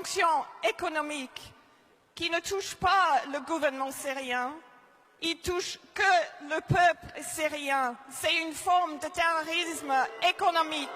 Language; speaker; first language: French; non-native, fluent; English